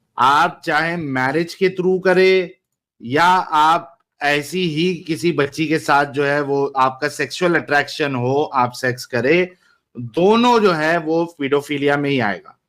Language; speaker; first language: Hindi; native; Hindi